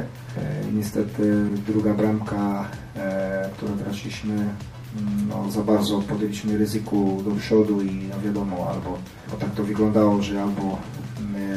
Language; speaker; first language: Polish; non-native, learner; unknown